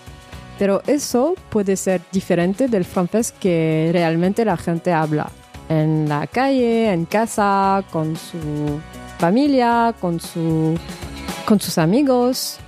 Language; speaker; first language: Spanish; non-native, fluent; French